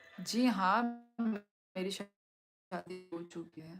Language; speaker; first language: Hindi; non-native, local second language; Kok Borok